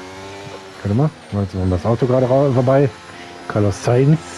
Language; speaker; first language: German; native; German